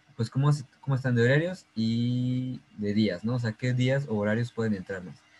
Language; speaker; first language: Spanish; native; Spanish